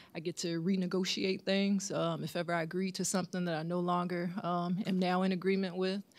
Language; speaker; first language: English; native; English